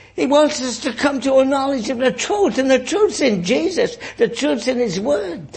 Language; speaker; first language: English; native; English